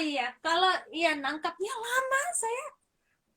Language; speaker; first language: Indonesian; non-native, fluent; English